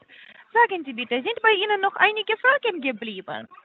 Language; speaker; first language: German; non-native, learner; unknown